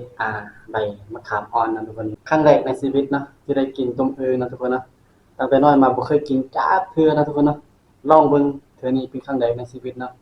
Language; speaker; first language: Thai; non-native, local second language; Northeastern Thai